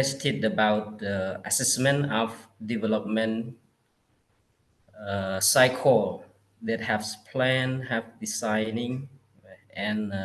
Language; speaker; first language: English; non-native, learner; Khmer